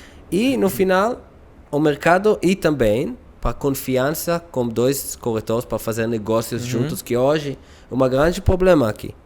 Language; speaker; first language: Portuguese; non-native, learner; Hebrew